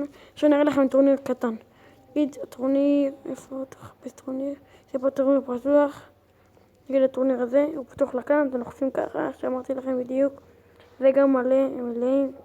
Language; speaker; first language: Hebrew; native; Hebrew